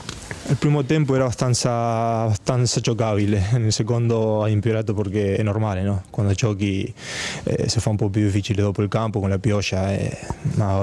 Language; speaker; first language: Italian; non-native, fluent; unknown